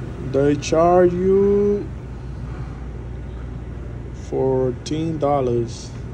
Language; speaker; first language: English; non-native, learner; Spanish